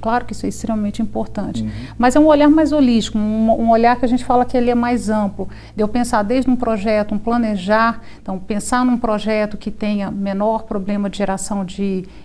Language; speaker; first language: Portuguese; native; Portuguese